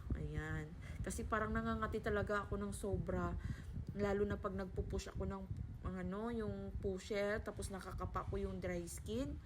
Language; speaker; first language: Filipino; non-native, local second language; Hiligaynon